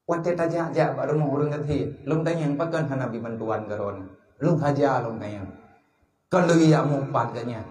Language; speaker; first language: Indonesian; non-native, local second language; Achinese